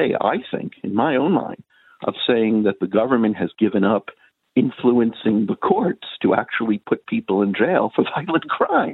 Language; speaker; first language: English; native; English